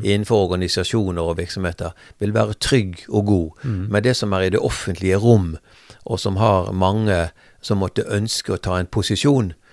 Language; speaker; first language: Norwegian; native; Norwegian